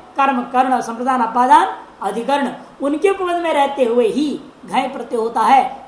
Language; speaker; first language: Hindi; non-native, local second language; Marathi